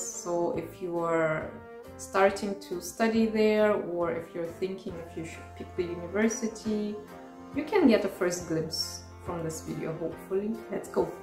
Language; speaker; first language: English; non-native, fluent; German